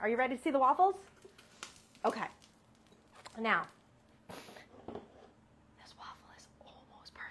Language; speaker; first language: English; native; English